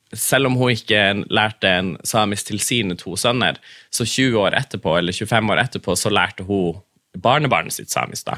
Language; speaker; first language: Norwegian; non-native, local second language; Northern Sami